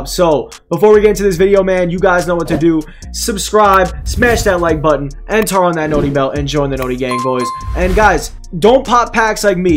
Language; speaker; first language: English; native; English